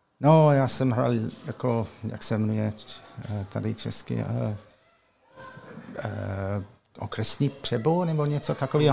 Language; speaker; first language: Czech; non-native, learner; English